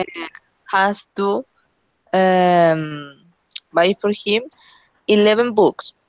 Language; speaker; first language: English; non-native, learner; Spanish